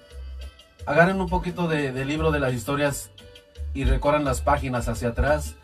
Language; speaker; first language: Spanish; native; Spanish